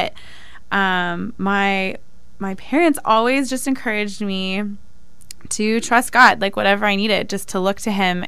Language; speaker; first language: English; native; English